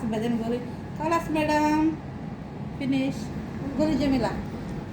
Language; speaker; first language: Arabic; non-native, learner; Telugu